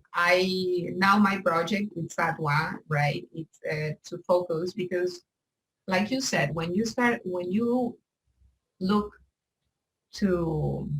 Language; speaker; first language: English; non-native, learner; Spanish